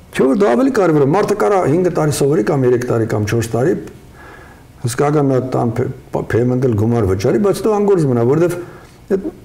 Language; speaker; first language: Armenian; native; Armenian